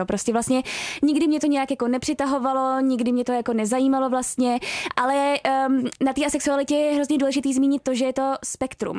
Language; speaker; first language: Czech; native; Czech